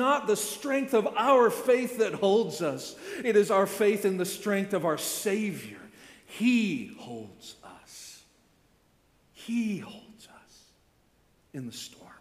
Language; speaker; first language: English; native; English